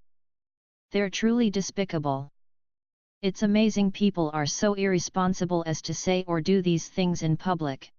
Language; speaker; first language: English; native; English